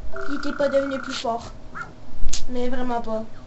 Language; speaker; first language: French; native; French